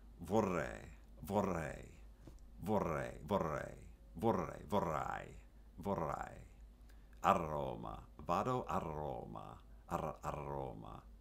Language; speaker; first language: Italian; non-native, learner; English